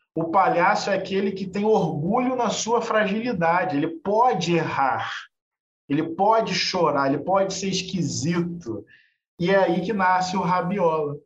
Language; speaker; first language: Portuguese; native; Portuguese